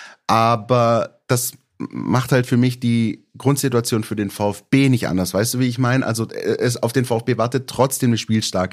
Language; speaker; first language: German; native; German